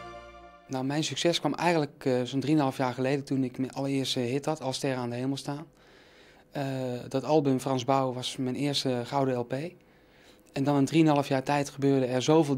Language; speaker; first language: Dutch; native; Dutch